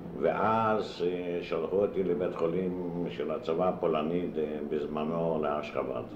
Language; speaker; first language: Hebrew; non-native, fluent; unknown